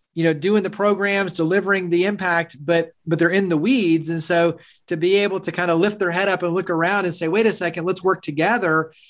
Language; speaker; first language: English; native; English